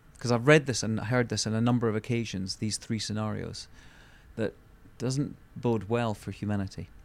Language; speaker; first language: English; native; English